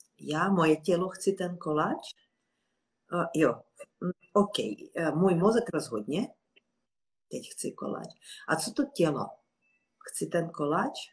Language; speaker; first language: Czech; non-native, fluent; Russian